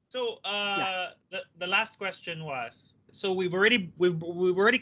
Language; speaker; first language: English; non-native, local second language; Cebuano